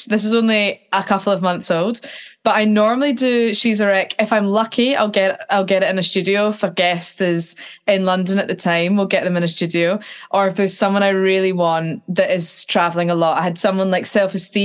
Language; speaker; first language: English; native; English